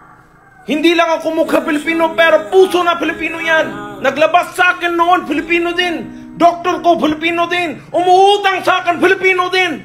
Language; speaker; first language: Filipino; early bilingual, other home language; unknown